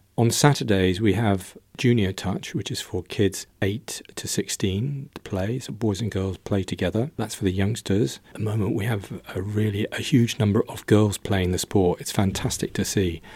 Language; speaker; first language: English; native; English